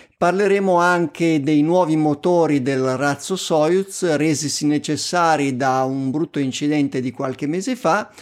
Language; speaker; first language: Italian; native; Italian